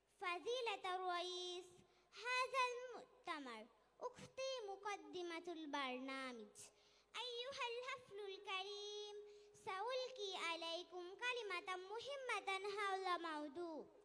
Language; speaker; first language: Arabic; non-native, learner; Bangla